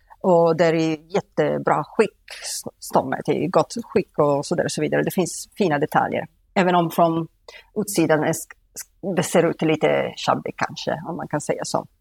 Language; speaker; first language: Swedish; non-native, fluent; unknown